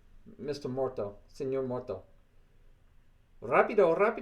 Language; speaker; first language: Spanish; non-native, learner; English